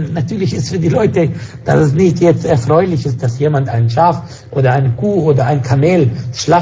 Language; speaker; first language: German; non-native, fluent; Arabic